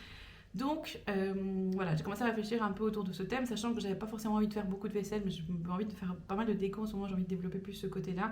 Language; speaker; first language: French; native; French